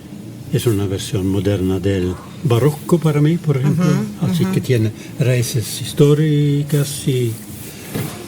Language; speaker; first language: Spanish; non-native, fluent; Norwegian